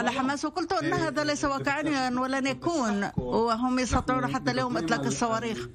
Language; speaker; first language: Arabic; non-native, fluent; Hebrew